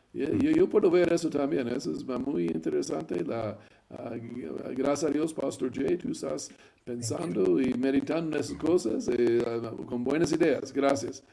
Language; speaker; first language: Spanish; non-native, fluent; English